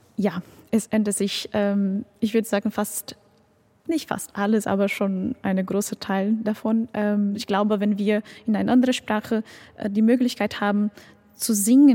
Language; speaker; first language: German; non-native, fluent; Portuguese